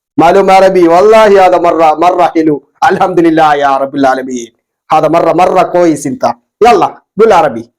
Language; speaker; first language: Arabic; non-native, learner; Malayalam